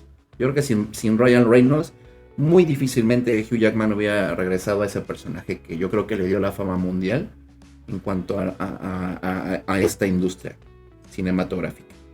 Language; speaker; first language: Spanish; native; Spanish